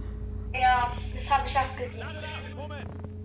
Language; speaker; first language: German; non-native, fluent; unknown